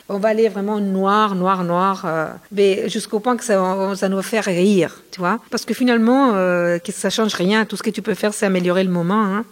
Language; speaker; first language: French; non-native, fluent; Spanish